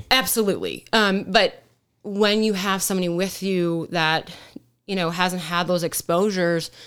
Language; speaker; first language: English; native; English